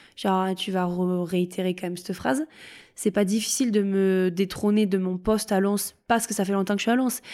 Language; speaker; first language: French; native; French